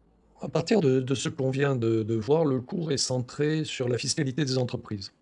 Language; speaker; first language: French; native; French